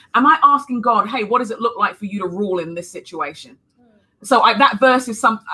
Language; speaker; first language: English; native; English